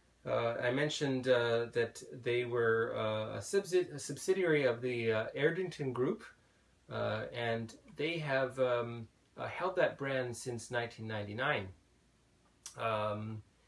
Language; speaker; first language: English; native; English